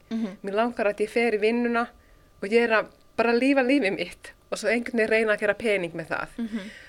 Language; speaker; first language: Icelandic; non-native, fluent; Finnish